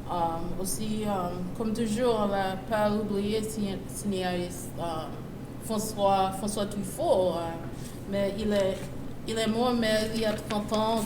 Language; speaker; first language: French; non-native, learner; English